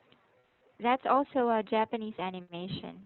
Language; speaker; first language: English; non-native, local second language; Filipino